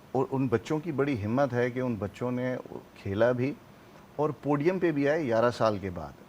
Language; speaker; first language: Urdu; native; Urdu